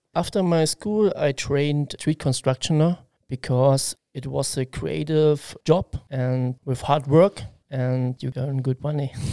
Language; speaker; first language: English; non-native, learner; German